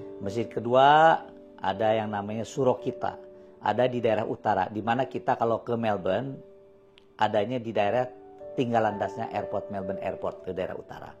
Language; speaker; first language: Indonesian; native; Indonesian